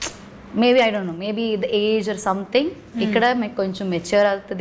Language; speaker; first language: Telugu; non-native, learner; Malayalam